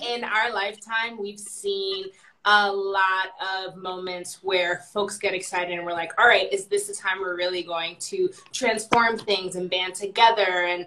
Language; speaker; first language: English; early bilingual, other home language; Spanish